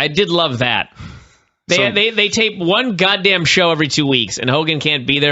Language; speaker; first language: English; native; English